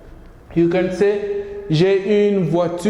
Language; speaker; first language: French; non-native, fluent; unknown